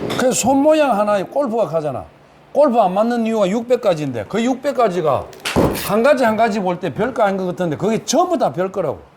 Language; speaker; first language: Korean; native; Korean